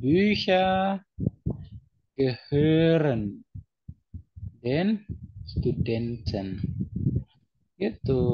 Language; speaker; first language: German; non-native, fluent; Indonesian